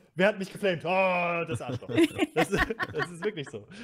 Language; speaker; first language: German; native; German